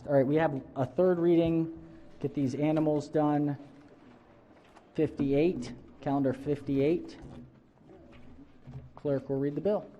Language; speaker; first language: English; native; English